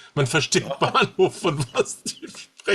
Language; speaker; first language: German; early bilingual, heritage; German